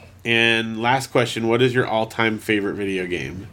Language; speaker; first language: English; native; English